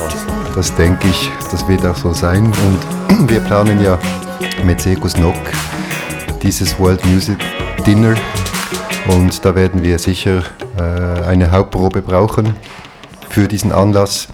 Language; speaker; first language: German; native; German